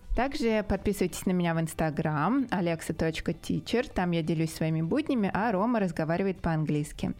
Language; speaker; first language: Russian; native; Russian